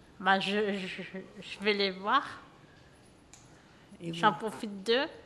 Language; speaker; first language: French; early bilingual, other home language; Portuguese